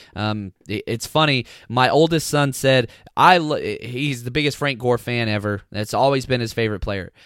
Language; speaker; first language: English; native; English